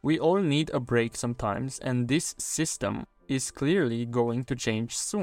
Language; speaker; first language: English; non-native, fluent; Romanian